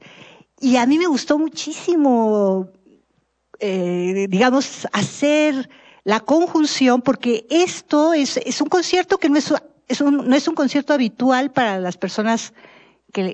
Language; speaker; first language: Spanish; native; Spanish